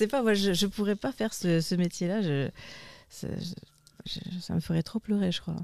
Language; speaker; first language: French; native; French